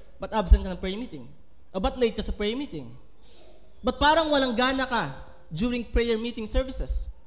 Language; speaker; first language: Filipino; native; Filipino